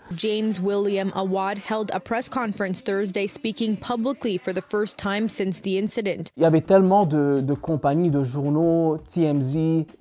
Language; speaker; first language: French; native; French